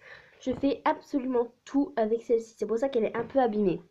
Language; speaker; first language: French; native; French